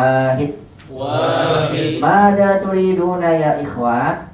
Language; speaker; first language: Arabic; non-native, fluent; Indonesian